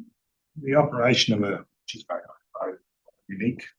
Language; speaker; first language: English; native; English